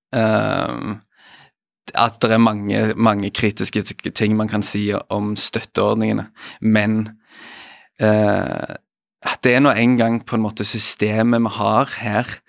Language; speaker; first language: Norwegian; native; Norwegian